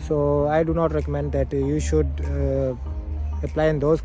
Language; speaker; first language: English; non-native, local second language; Urdu